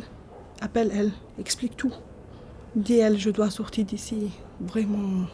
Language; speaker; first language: French; non-native, learner; Arabic